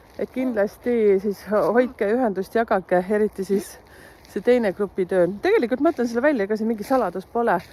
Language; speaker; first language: Estonian; native; Estonian